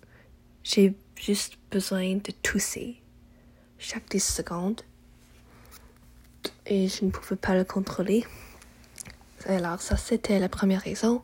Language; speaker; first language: French; non-native, learner; English